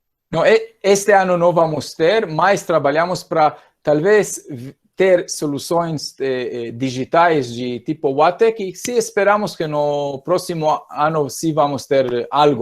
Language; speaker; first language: Portuguese; non-native, fluent; Hebrew